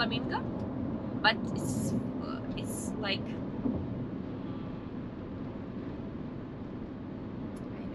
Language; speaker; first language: English; non-native, learner; Russian